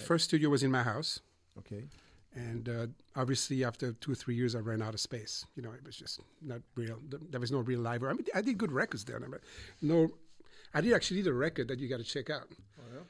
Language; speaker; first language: English; non-native, fluent; French